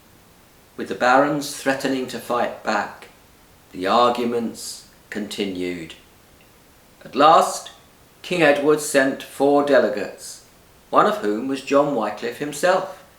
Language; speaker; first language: English; native; English